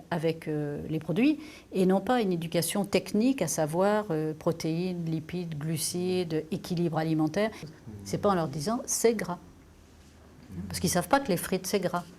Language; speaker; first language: French; native; French